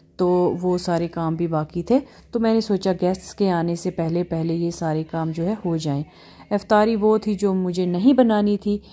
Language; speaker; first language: Hindi; native; Hindi